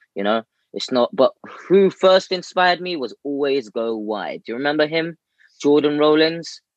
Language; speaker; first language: English; native; English